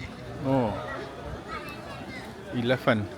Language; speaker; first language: English; non-native, learner; Vietnamese